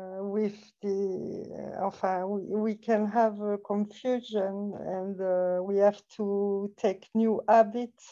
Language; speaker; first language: English; non-native, fluent; French